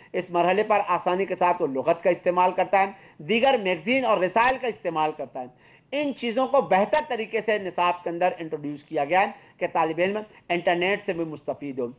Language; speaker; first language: Urdu; native; Urdu